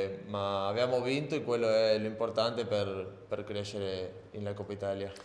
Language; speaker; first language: Italian; non-native, learner; Spanish